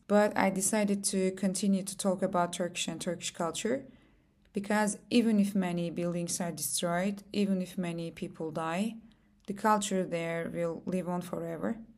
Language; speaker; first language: English; non-native, fluent; Turkish